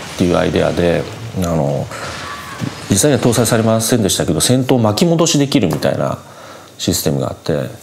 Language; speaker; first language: Japanese; native; Japanese